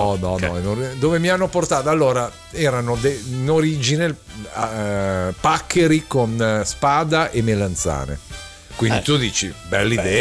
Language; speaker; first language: Italian; native; Italian